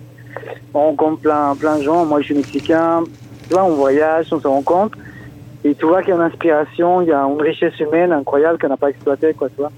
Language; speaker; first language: French; non-native, fluent; Spanish